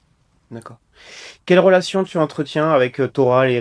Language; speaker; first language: French; native; French